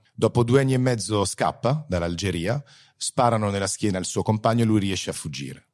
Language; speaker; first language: Italian; early bilingual, heritage; Italian